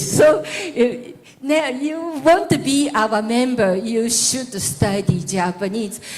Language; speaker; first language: English; non-native, learner; Japanese